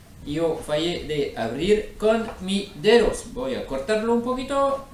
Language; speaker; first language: Spanish; non-native, learner; French